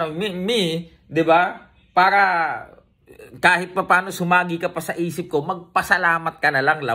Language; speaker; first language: Filipino; native; Filipino